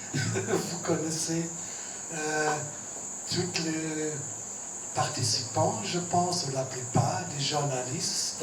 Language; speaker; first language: French; non-native, fluent; German